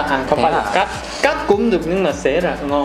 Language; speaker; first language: Vietnamese; non-native, learner; Korean